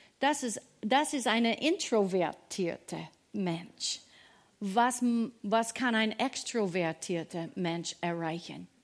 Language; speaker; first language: German; non-native, fluent; English